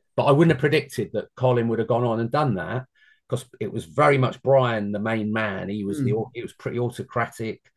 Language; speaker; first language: English; native; English